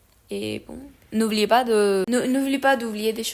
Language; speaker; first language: French; non-native, learner; Spanish